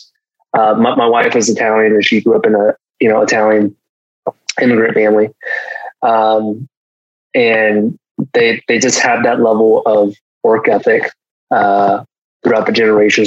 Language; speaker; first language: English; early bilingual, other home language; Chinese